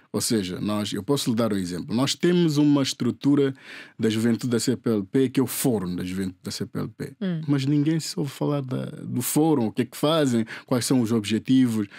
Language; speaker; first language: Portuguese; non-native, local second language; Upper Guinea Crioulo